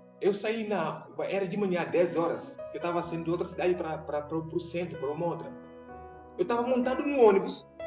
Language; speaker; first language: Portuguese; non-native, fluent; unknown